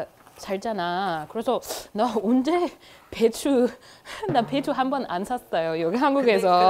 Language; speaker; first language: Korean; non-native, learner; English